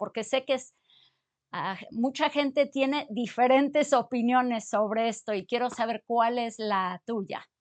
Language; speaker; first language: Spanish; early bilingual, other home language; English